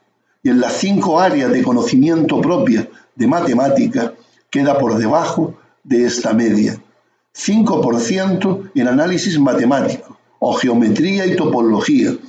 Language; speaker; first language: Spanish; native; Spanish